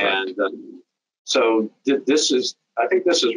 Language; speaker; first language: English; native; English